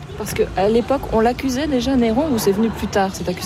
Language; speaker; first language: French; native; French